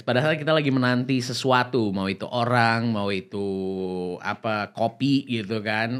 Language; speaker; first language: Indonesian; native; Indonesian